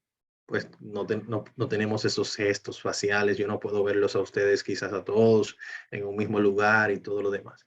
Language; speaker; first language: Spanish; native; Spanish